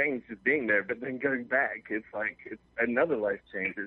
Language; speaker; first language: English; native; English